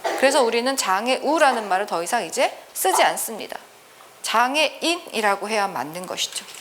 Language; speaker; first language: Korean; native; Korean